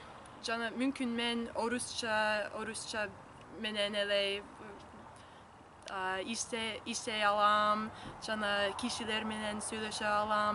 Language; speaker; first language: Kyrgyz; non-native, learner; English